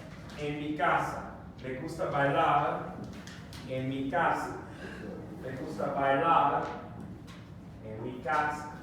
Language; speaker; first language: Spanish; non-native, fluent; English